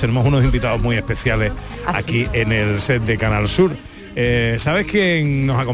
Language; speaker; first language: Spanish; native; Spanish